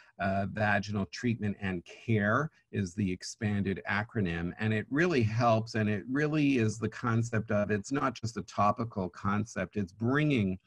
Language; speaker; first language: English; native; English